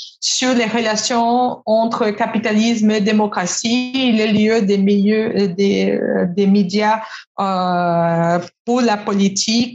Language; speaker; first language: French; non-native, fluent; Portuguese